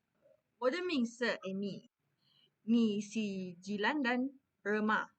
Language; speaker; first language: Chinese; non-native, learner; Malay